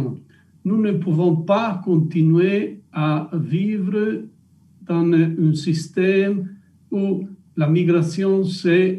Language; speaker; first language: French; non-native, fluent; Italian